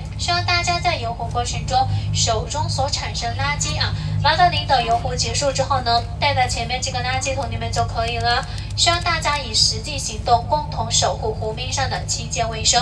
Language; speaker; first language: Chinese; native; Chinese